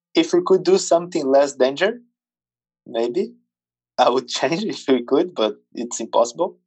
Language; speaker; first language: English; non-native, fluent; Portuguese